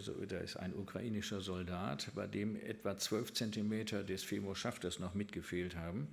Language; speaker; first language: German; native; German